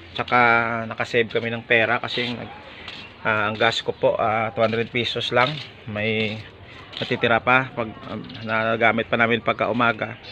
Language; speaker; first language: Filipino; non-native, local second language; Hiligaynon